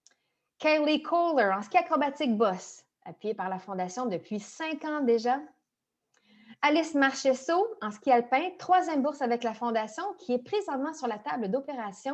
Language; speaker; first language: French; native; French